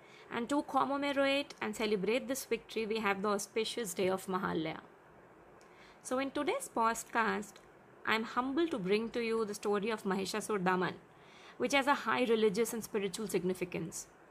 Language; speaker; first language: English; non-native, local second language; Hindi